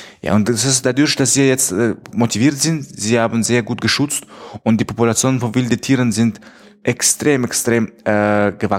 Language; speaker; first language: German; non-native, fluent; Tajik